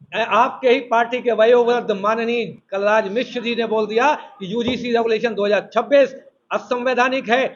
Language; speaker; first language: Hindi; native; Hindi